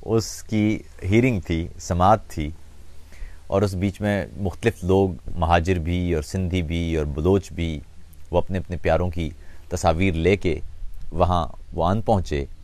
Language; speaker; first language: Urdu; non-native, local second language; Punjabi